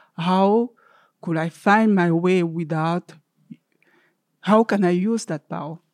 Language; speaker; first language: English; non-native, learner; French